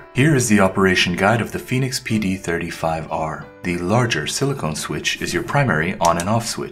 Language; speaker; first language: English; native; English